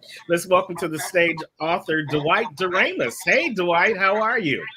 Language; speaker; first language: English; native; English